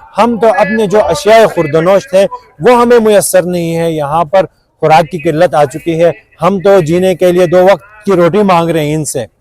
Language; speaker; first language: Urdu; non-native, local second language; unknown